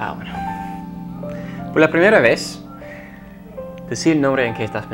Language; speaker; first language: Spanish; non-native, fluent; English